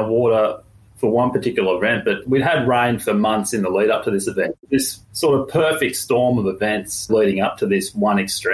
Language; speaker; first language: English; native; English